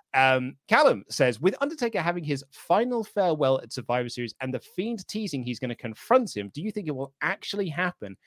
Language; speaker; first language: English; native; English